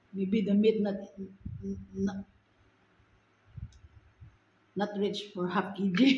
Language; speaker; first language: English; non-native, local second language; Filipino